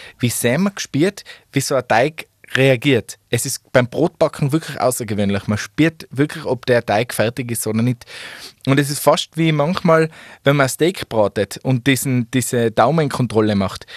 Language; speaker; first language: German; native; German